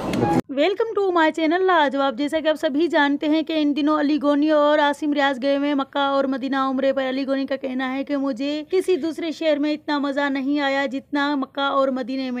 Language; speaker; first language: Hindi; native; Hindi